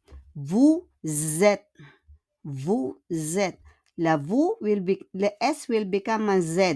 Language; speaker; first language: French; non-native, fluent; Filipino